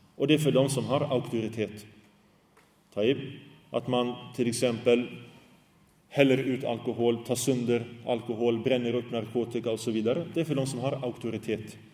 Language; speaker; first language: Swedish; early bilingual, other home language; Arabic